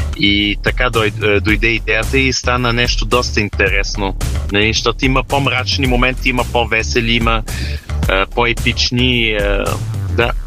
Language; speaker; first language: Bulgarian; early bilingual, heritage; Bulgarian